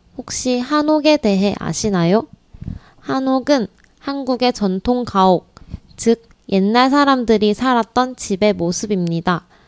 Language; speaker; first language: Korean; native; Korean